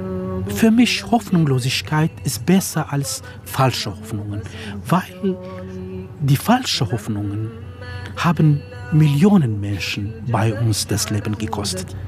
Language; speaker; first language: German; non-native, fluent; Kurdish